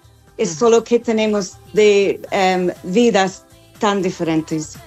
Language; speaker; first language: Spanish; non-native, fluent; English